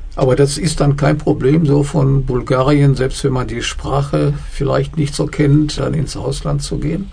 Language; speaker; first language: German; native; German